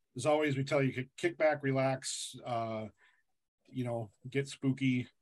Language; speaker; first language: English; native; English